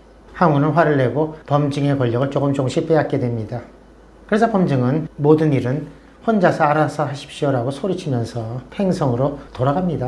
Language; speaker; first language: Korean; native; Korean